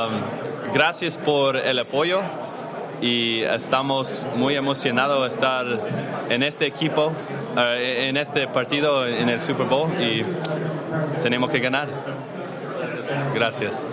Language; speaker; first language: Spanish; non-native, learner; English